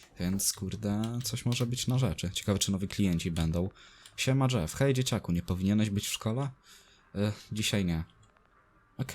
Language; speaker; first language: Polish; native; Polish